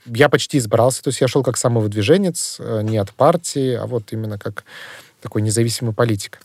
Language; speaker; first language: Russian; native; Russian